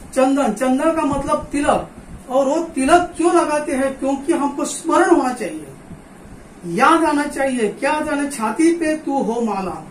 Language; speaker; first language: Hindi; non-native, local second language; Marathi